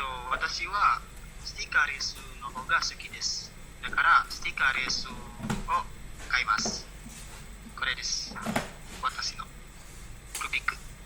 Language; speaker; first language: Japanese; non-native, learner; Indonesian